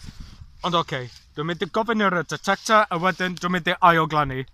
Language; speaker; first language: Welsh; non-native, learner; English